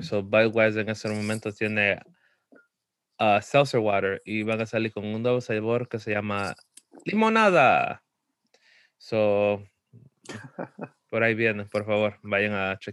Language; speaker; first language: Spanish; early bilingual, heritage; Spanish